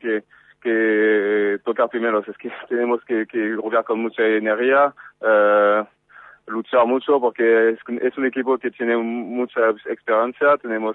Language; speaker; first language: Spanish; non-native, fluent; French